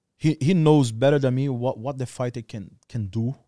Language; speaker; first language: English; non-native, learner; Portuguese